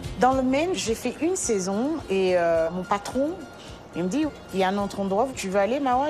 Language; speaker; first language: French; early bilingual, other home language; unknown